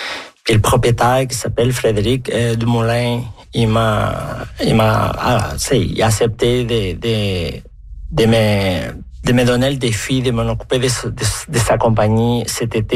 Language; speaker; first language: French; non-native, fluent; Spanish